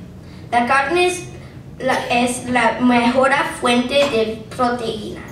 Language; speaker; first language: Spanish; non-native, learner; English